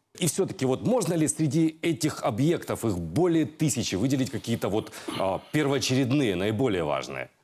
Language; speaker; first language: Russian; native; Russian